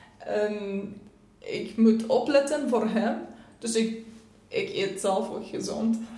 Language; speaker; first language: Dutch; non-native, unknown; Persian